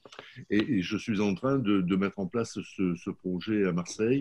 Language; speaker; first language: French; native; French